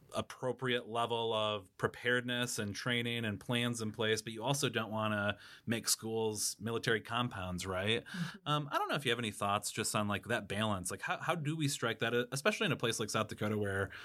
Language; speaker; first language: English; native; English